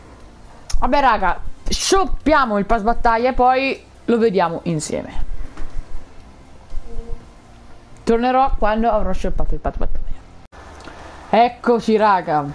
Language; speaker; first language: Italian; native; Italian